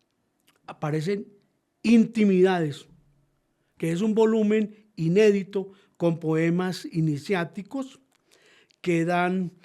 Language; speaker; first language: Spanish; native; Spanish